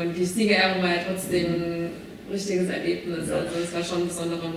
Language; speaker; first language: German; native; German